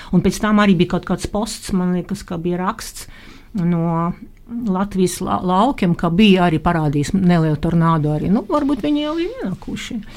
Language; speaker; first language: Latvian; non-native, local second language; Russian